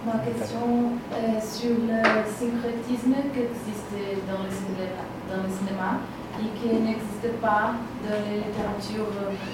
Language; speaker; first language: French; non-native, fluent; Portuguese